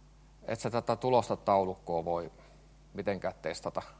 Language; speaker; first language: Finnish; native; Finnish